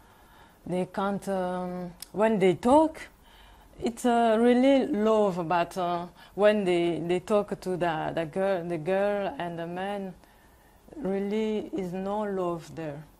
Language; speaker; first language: English; non-native, learner; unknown